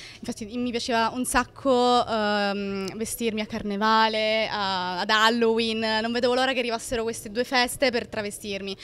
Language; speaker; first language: Italian; native; Italian